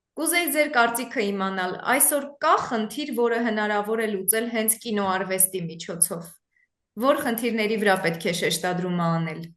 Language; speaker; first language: Armenian; native; Armenian